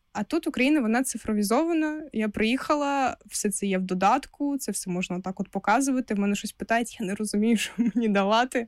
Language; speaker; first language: Ukrainian; non-native, local second language; Russian